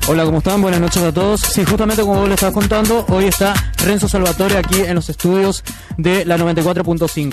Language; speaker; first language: Spanish; native; Spanish